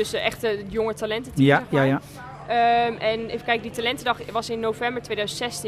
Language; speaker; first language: Dutch; native; Dutch